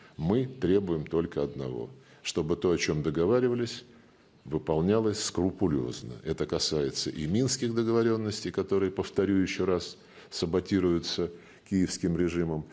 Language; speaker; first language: Russian; native; Russian